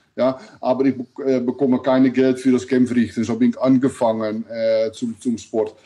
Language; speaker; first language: German; non-native, learner; Dutch